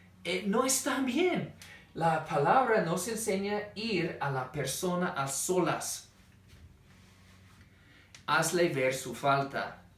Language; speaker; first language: Spanish; non-native, fluent; English